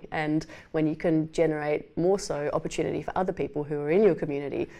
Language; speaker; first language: English; native; English